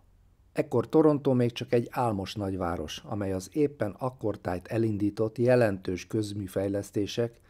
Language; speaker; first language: Hungarian; native; Hungarian